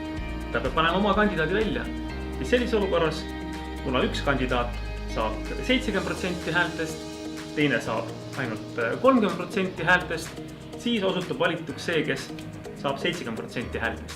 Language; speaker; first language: Estonian; native; Estonian